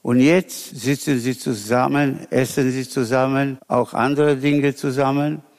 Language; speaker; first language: German; non-native, fluent; Spanish